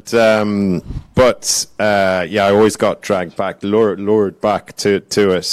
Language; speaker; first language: English; native; English